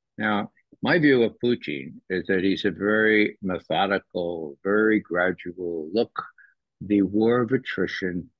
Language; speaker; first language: English; native; English